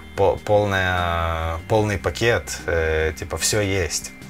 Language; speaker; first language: Russian; early bilingual, heritage; Russian